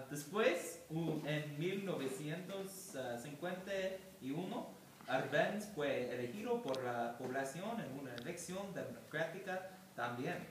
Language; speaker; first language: Spanish; non-native, learner; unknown